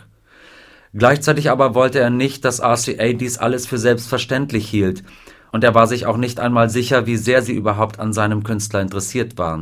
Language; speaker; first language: German; native; German